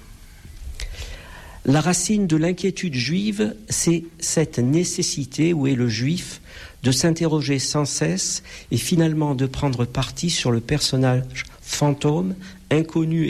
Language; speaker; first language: French; native; French